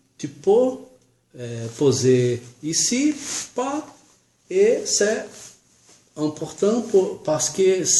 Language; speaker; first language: French; non-native, learner; Portuguese